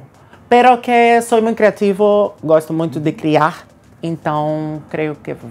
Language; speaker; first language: Spanish; non-native, learner; Portuguese